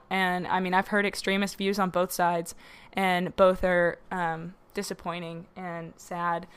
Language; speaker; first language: English; native; English